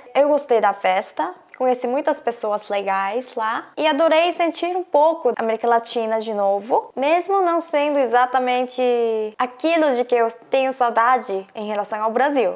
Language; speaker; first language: Portuguese; non-native, fluent; Korean